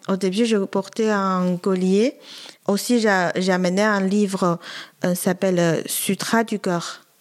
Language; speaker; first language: French; non-native, learner; Chinese